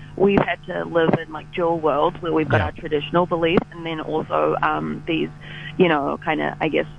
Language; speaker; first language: English; native; English